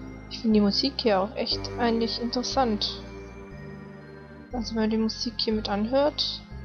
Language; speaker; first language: German; native; German